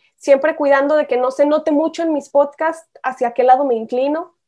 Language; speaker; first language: Spanish; native; Spanish